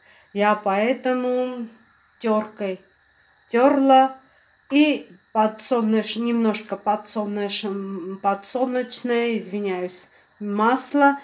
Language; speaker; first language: Russian; non-native, fluent; Armenian